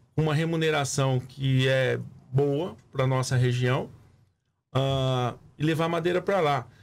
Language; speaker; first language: Portuguese; native; Portuguese